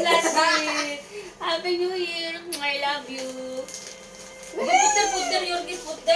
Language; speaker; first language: English; non-native, local second language; Filipino